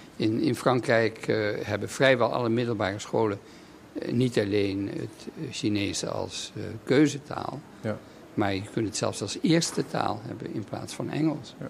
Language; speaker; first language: Dutch; native; Dutch